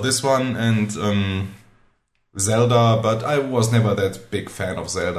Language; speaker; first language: English; non-native, fluent; German